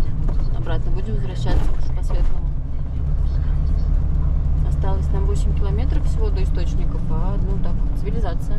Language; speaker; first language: Russian; native; Russian